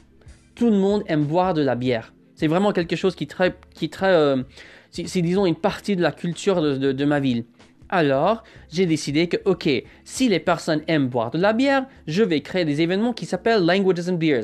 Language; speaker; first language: French; non-native, fluent; English